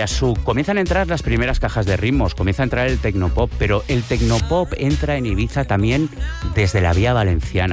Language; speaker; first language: Spanish; native; Spanish